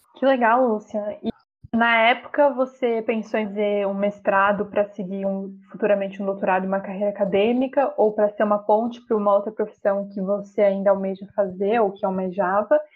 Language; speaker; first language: Portuguese; native; Portuguese